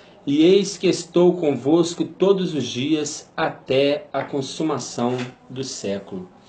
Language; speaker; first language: Portuguese; native; Portuguese